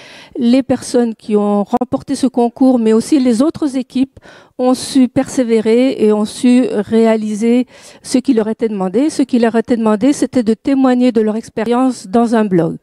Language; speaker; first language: French; native; French